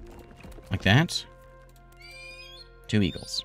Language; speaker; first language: English; native; English